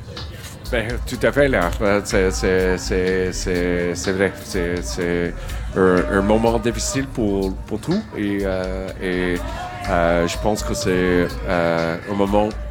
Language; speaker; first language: French; non-native, learner; English